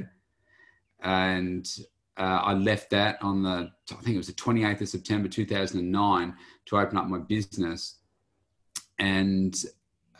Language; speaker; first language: English; native; English